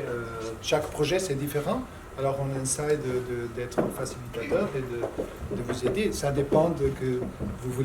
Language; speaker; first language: French; non-native, fluent; Portuguese